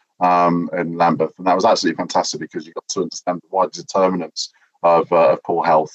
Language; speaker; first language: English; native; English